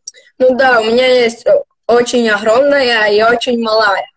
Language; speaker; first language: Russian; non-native, local second language; Ukrainian